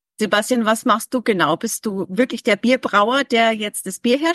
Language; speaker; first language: German; native; German